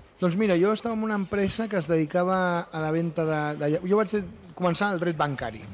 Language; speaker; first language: Catalan; non-native, local second language; Spanish